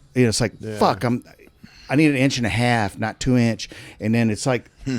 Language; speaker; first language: English; native; English